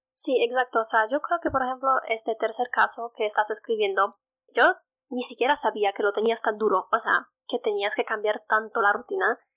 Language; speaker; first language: Spanish; non-native, fluent; Polish